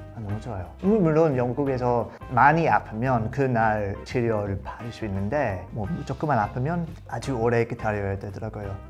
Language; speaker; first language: Korean; non-native, learner; English